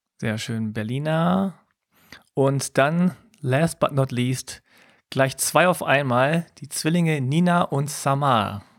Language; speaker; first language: German; early bilingual, other home language; Korean